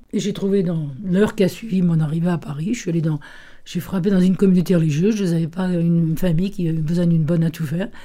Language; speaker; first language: French; early bilingual, other home language; Italian